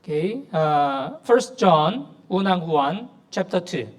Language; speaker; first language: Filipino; non-native, learner; Korean